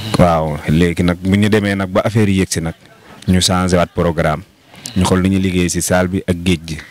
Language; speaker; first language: Wolof; non-native, local second language; Fula